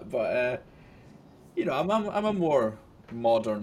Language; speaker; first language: English; native; English